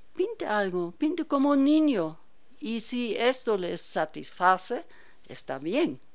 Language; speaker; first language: Spanish; non-native, fluent; German